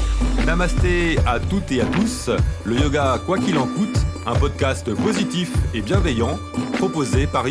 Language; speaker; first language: French; native; French